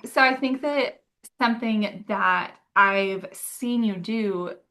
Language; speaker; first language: English; native; English